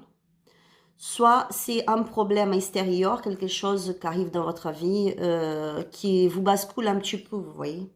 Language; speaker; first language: French; non-native, learner; Spanish